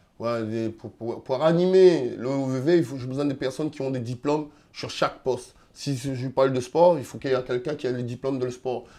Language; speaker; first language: French; non-native, local second language; Réunion Creole French